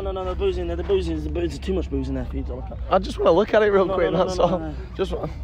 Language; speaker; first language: English; native; English